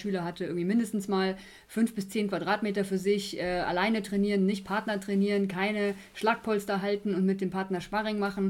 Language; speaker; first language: German; native; German